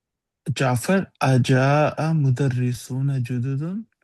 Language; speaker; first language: Arabic; non-native, learner; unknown